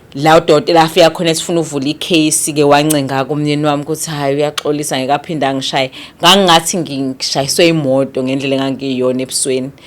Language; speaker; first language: Zulu; native; Zulu